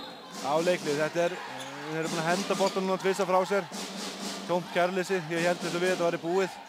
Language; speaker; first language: Icelandic; native; Icelandic